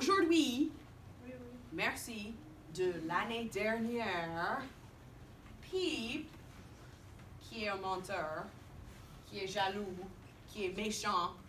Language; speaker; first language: French; non-native, fluent; English